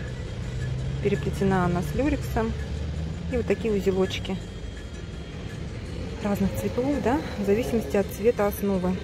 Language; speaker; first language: Russian; native; Russian